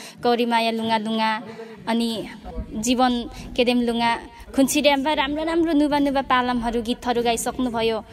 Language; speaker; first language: Nepali; non-native, local second language; Limbu